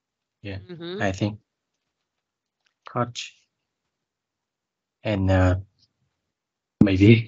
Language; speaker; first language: English; non-native, learner; Vietnamese